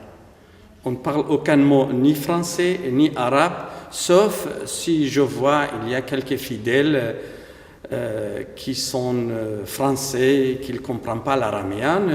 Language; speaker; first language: French; non-native, fluent; Aramaic